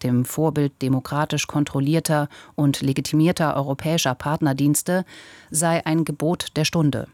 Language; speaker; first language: German; native; German